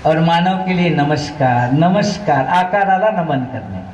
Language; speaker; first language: Hindi; non-native, local second language; Marathi